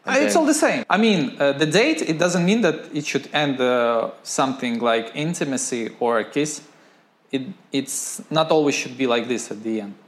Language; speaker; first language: English; non-native, fluent; Ukrainian